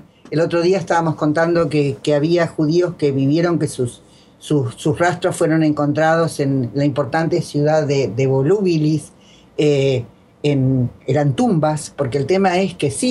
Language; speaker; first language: Spanish; native; Spanish